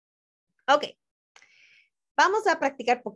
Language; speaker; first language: Spanish; non-native, fluent; English